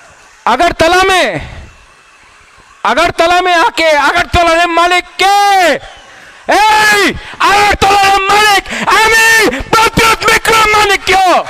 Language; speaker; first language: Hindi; non-native, local second language; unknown